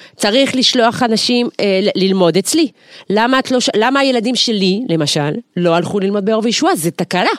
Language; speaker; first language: Hebrew; non-native, fluent; French